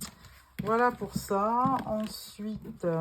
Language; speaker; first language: French; native; French